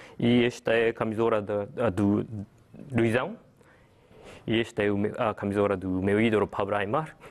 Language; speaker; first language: Portuguese; non-native, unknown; Japanese